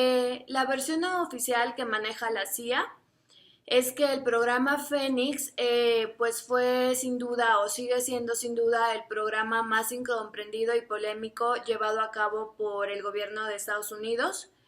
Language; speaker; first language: Spanish; native; Spanish